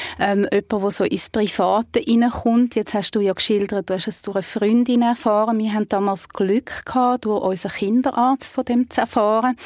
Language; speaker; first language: German; native; German